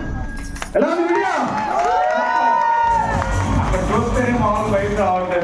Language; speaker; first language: Telugu; native; Telugu